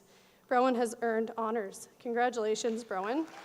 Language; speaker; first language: English; native; English